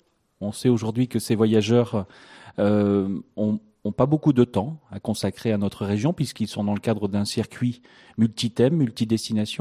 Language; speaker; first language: French; native; French